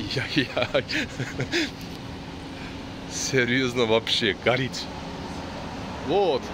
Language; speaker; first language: Russian; non-native, learner; Turkish